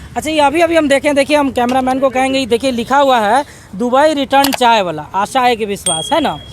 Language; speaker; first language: Hindi; native; Hindi